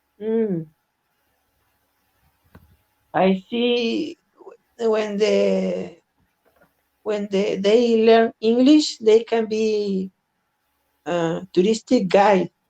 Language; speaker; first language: English; non-native, learner; Spanish